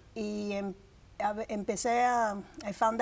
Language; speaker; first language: Spanish; early bilingual, heritage; English